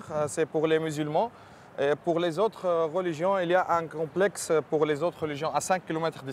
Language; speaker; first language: French; non-native, local second language; Arabic